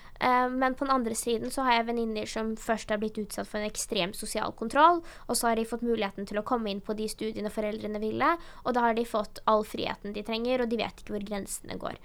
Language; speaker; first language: Norwegian; early bilingual, other home language; Urdu